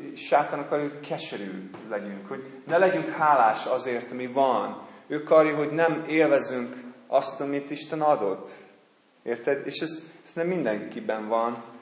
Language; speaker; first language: Hungarian; non-native, fluent; English